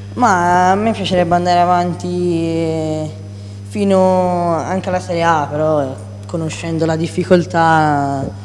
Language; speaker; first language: Italian; native; Italian